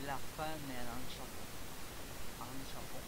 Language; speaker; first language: French; non-native, learner; Spanish